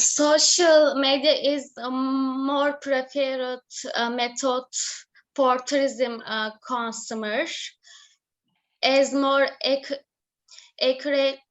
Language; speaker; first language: English; non-native, learner; Turkish